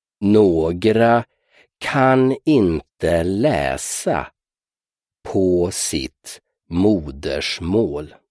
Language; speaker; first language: Swedish; native; Swedish